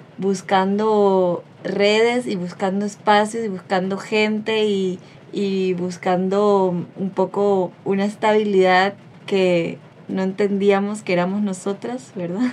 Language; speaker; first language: Spanish; native; Spanish